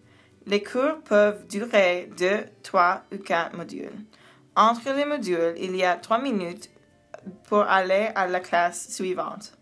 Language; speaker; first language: French; non-native, learner; English